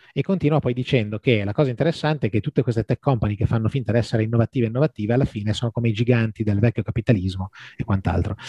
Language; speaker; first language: Italian; native; Italian